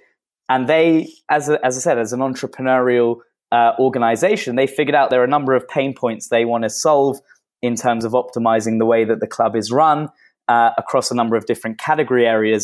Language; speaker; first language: English; native; English